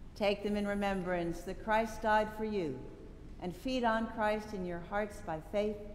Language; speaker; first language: English; native; English